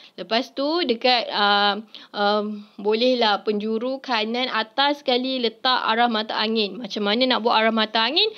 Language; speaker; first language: Malay; native; Malay